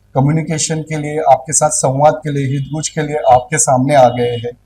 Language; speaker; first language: Hindi; non-native, local second language; Marathi